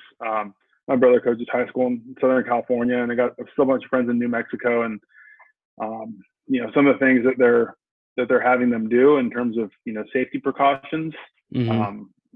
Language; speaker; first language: English; native; English